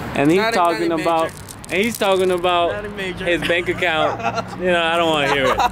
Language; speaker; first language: English; native; English